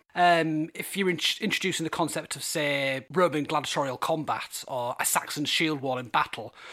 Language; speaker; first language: English; native; English